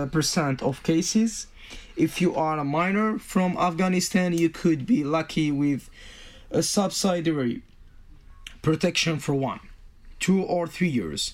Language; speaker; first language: English; non-native, fluent; Arabic